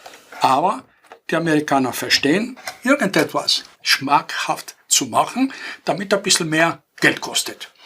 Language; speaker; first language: German; non-native, fluent; Greek